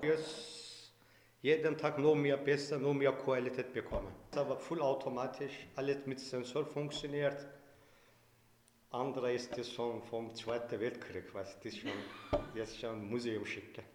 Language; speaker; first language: German; non-native, learner; Turkish